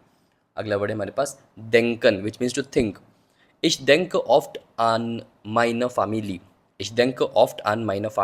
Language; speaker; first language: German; non-native, learner; Hindi